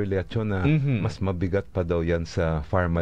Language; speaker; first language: Filipino; native; Filipino